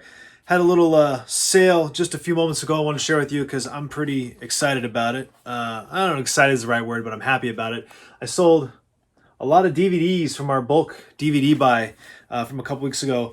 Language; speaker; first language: English; native; English